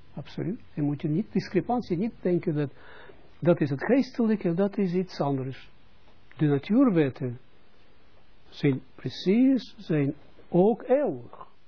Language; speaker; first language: Dutch; non-native, fluent; Russian